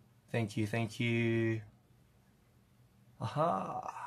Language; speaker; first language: English; early bilingual, other home language; Korean